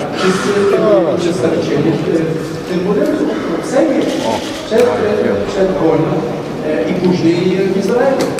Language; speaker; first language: Polish; non-native, learner; Hebrew